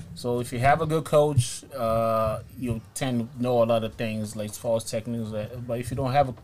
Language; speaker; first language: English; early bilingual, other home language; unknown